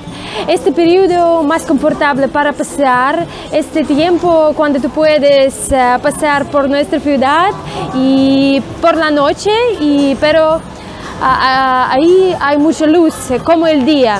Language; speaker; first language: Spanish; non-native, learner; Russian